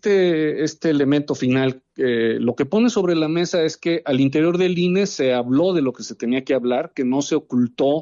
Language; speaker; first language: Spanish; native; Spanish